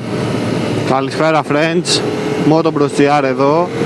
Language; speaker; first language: Greek; native; Greek